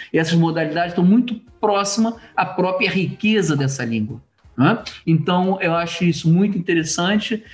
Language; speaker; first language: Portuguese; native; Portuguese